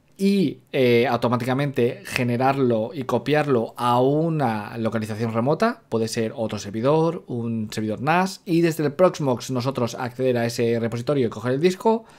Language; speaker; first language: Spanish; native; Spanish